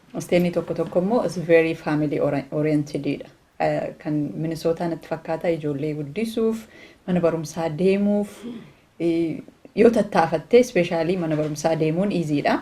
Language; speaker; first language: Oromo; native; Oromo